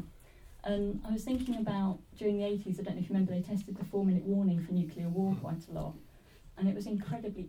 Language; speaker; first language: English; native; English